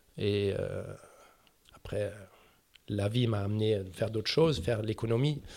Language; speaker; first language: French; non-native, fluent; German